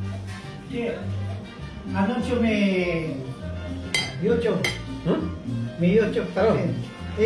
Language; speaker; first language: Spanish; non-native, learner; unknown